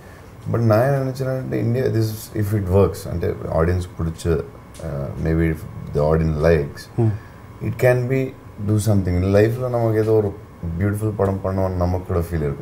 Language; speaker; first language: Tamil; non-native, learner; Telugu